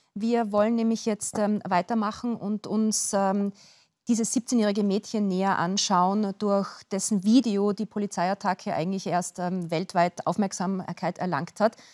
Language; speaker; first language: German; native; German